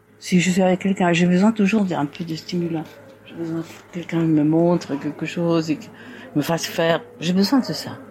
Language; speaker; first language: French; non-native, fluent; Spanish